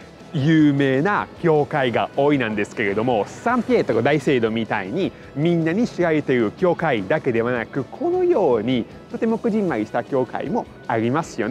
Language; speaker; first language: Japanese; non-native, fluent; Italian